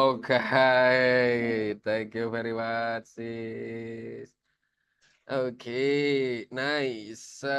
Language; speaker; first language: English; non-native, fluent; Indonesian